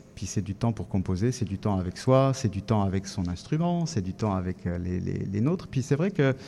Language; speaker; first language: French; native; French